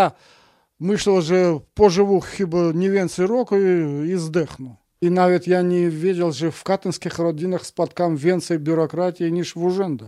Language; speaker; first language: Polish; non-native, fluent; Russian